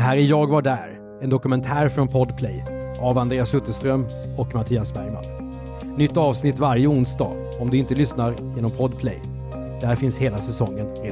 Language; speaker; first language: Swedish; native; Swedish